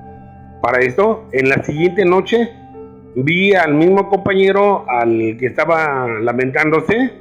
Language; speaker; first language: Spanish; native; Spanish